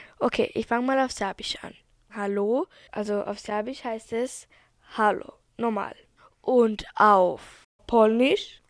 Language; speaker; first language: German; early bilingual, other home language; Serbian